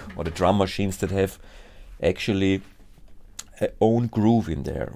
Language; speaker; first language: English; non-native, fluent; German